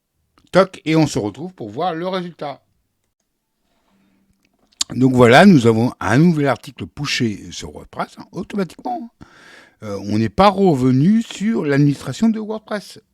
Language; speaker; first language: French; native; French